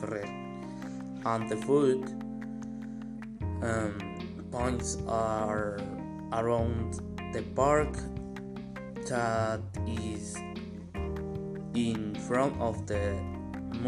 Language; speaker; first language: English; non-native, learner; Spanish